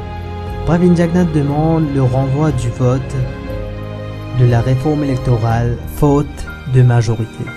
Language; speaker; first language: French; non-native, local second language; Morisyen